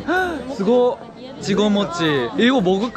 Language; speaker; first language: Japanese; non-native, fluent; Korean